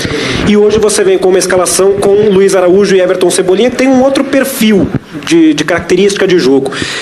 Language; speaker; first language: Portuguese; native; Portuguese